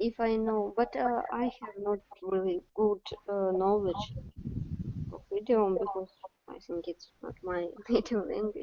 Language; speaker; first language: English; non-native, learner; Russian